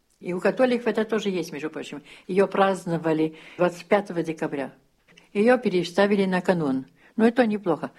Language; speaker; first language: Russian; early bilingual, heritage; Russian